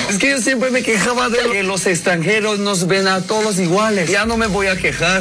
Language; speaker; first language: Spanish; non-native, fluent; Korean